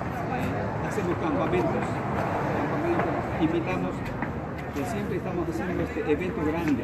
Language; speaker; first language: Spanish; non-native, local second language; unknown